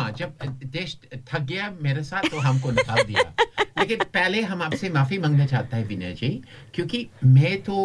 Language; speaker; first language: Hindi; non-native, fluent; English